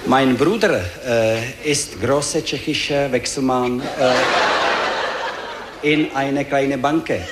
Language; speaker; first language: German; non-native, learner; Czech